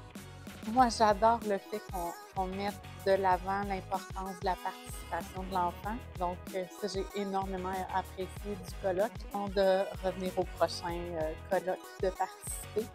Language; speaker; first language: French; native; French